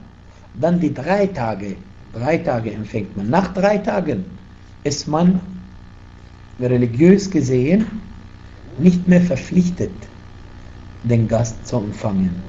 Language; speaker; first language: German; non-native, fluent; Arabic